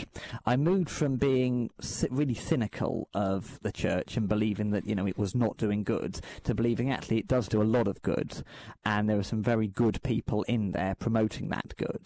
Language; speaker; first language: English; native; English